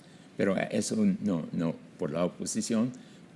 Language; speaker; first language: Spanish; non-native, fluent; English